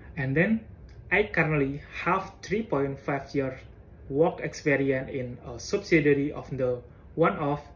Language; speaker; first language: English; non-native, fluent; Indonesian